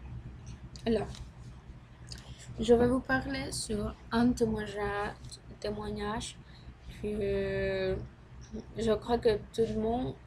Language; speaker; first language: French; non-native, learner; Spanish